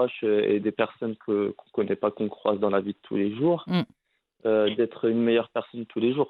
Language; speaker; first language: French; early bilingual, other home language; Arabic